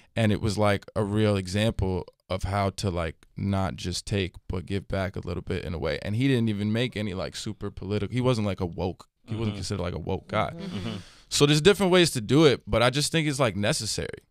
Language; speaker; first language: English; native; English